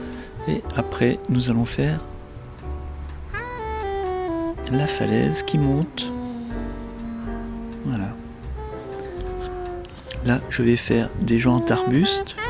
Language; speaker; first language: French; native; French